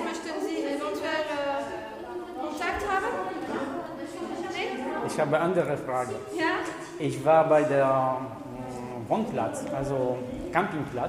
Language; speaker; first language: German; non-native, learner; Polish